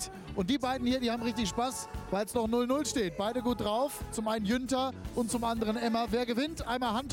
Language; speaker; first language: German; native; German